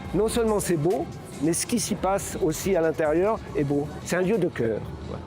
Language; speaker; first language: French; native; French